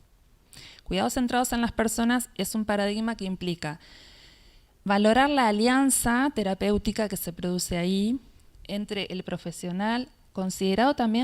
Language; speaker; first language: Spanish; native; Spanish